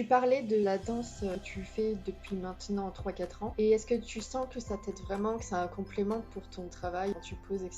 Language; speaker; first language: French; native; French